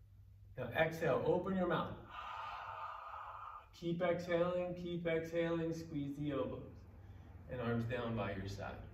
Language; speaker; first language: English; native; English